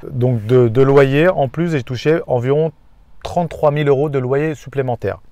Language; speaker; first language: French; native; French